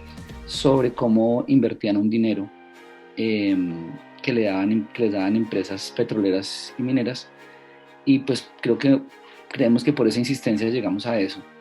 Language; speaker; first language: Spanish; native; Spanish